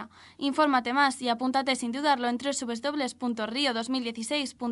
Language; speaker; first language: Spanish; native; Spanish